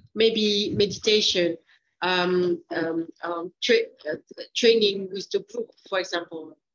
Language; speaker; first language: English; early bilingual, other home language; French